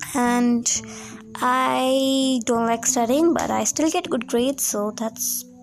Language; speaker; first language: English; non-native, local second language; Kannada